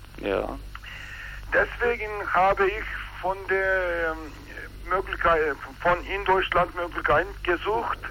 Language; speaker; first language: German; non-native, learner; Turkish